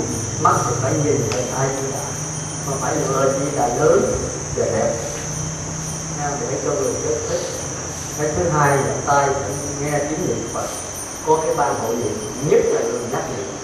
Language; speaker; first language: Vietnamese; native; Vietnamese